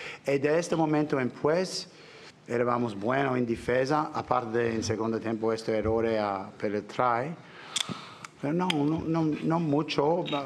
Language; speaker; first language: Spanish; non-native, fluent; English